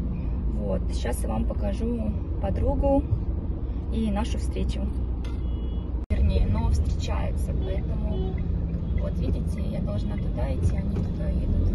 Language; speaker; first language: Russian; native; Russian